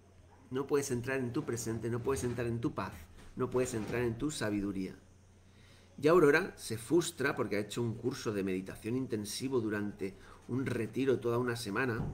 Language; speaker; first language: Spanish; native; Spanish